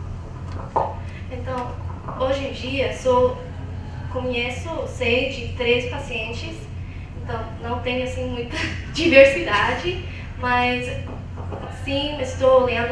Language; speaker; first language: Portuguese; non-native, fluent; English